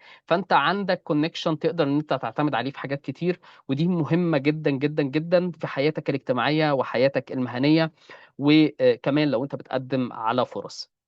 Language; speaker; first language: Arabic; native; Arabic